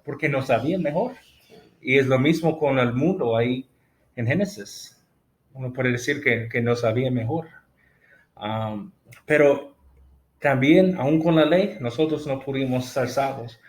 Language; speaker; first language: Spanish; non-native, fluent; English